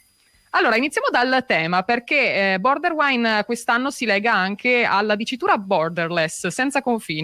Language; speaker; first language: Italian; native; Italian